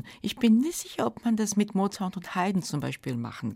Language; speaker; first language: German; non-native, fluent; Japanese